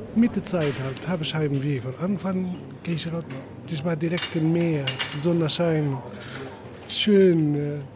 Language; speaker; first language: German; non-native, learner; Arabic